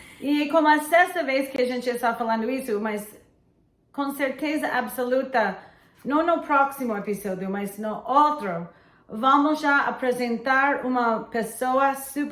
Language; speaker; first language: Portuguese; non-native, fluent; English